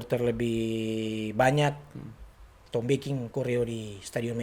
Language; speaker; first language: Indonesian; non-native, local second language; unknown